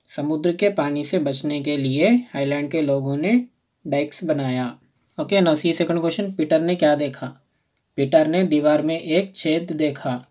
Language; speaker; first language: Hindi; non-native, local second language; Telugu